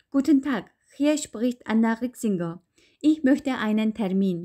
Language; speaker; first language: German; non-native, fluent; Uyghur